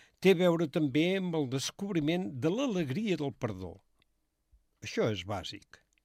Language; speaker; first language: Catalan; native; Catalan